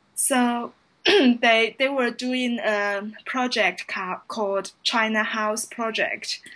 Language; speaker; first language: English; non-native, fluent; Chinese